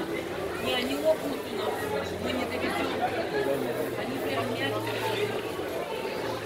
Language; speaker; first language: Russian; native; Russian